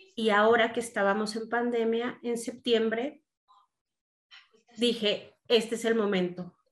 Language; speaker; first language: Spanish; native; Spanish